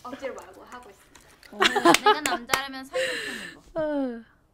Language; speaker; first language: Korean; non-native, fluent; Thai